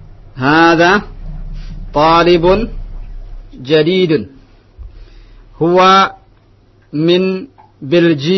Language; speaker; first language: Arabic; non-native, fluent; Indonesian